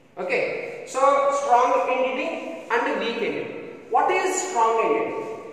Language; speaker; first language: English; non-native, local second language; Telugu